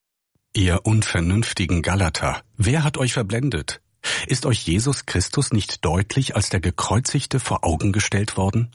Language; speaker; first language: German; native; German